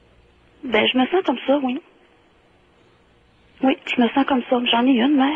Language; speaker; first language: French; native; French